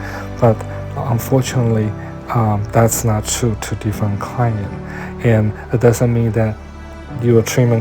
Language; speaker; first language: English; non-native, fluent; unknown